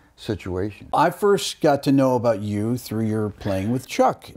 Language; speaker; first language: English; native; English